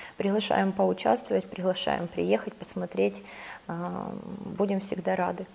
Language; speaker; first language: Russian; native; Russian